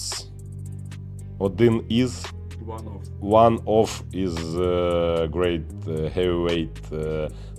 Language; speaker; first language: English; non-native, learner; Ukrainian